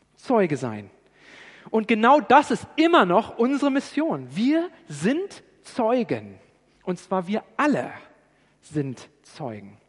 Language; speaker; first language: German; native; German